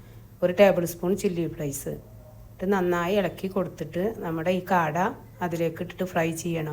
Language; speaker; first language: Malayalam; native; Malayalam